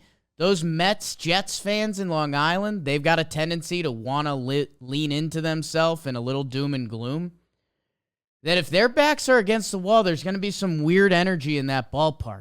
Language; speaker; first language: English; native; English